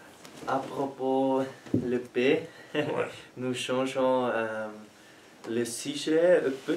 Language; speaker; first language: French; non-native, learner; German